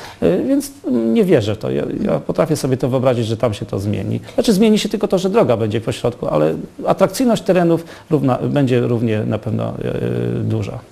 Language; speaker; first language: Polish; native; Polish